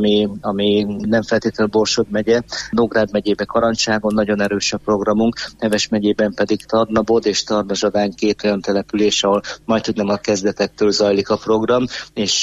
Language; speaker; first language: Hungarian; native; Hungarian